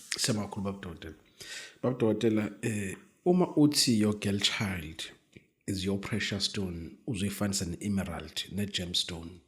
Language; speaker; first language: Zulu; native; Zulu